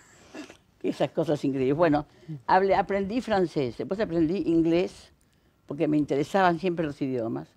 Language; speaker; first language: Spanish; native; Spanish